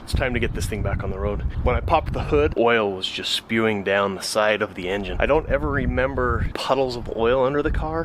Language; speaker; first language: English; native; English